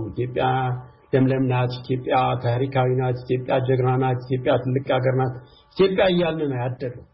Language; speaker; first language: Amharic; non-native, local second language; Tigrinya